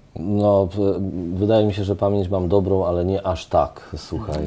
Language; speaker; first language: Polish; native; Polish